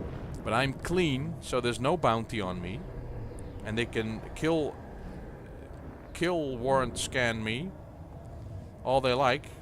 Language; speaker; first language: English; native; English